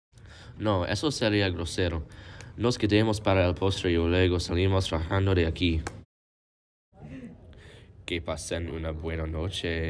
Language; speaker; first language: Spanish; non-native, learner; English